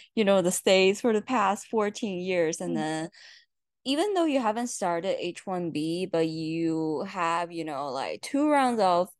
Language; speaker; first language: English; non-native, fluent; Chinese